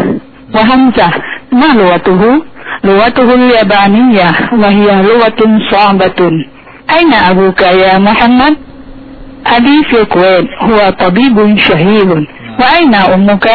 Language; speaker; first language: Arabic; non-native, learner; Indonesian